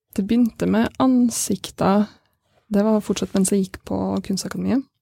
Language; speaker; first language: Norwegian; native; Norwegian